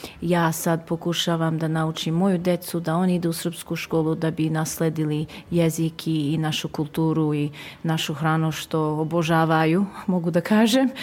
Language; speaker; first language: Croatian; early bilingual, heritage; Serbian